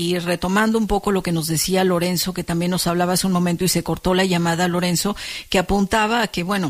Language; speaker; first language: Spanish; native; Spanish